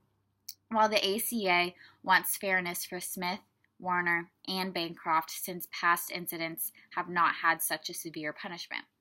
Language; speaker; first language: English; native; English